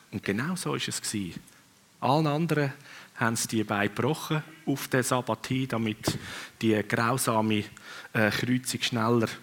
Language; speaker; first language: German; non-native, fluent; Swiss German